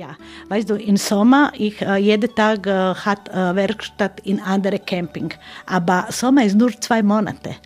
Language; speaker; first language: German; non-native, learner; Croatian